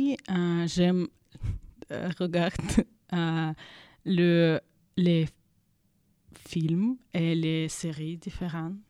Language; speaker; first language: French; non-native, learner; Russian